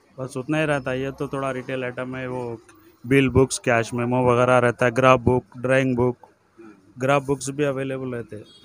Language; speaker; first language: Hindi; native; Hindi